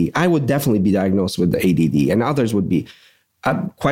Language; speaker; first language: English; native; English